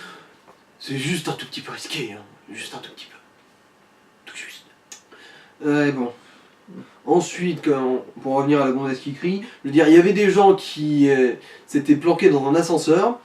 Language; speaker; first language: French; native; French